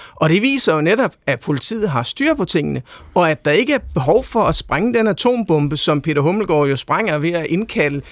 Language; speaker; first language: Danish; native; Danish